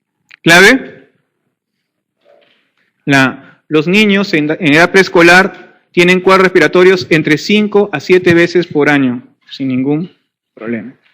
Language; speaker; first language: Spanish; native; Spanish